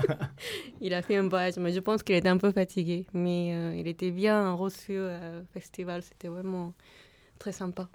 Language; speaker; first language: French; non-native, fluent; Japanese